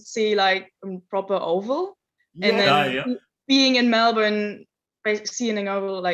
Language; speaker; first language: English; non-native, fluent; German